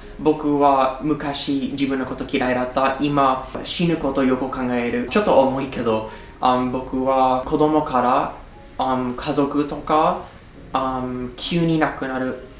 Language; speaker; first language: Japanese; non-native, learner; English